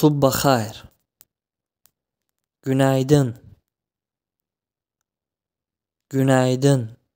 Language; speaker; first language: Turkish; non-native, fluent; Tajik